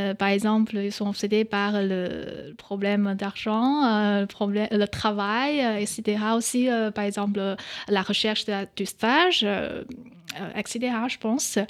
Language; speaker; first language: French; non-native, fluent; Chinese